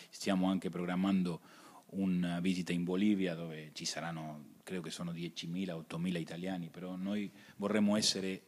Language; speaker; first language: Italian; early bilingual, heritage; Spanish